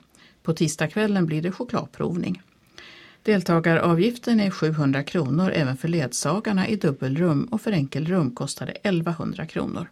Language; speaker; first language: Swedish; native; Swedish